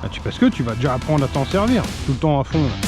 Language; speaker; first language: French; native; French